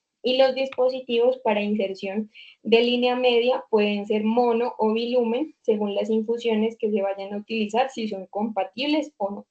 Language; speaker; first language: Spanish; native; Spanish